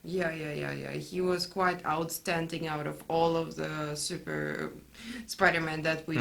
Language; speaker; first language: English; non-native, fluent; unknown